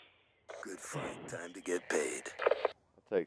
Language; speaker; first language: English; native; English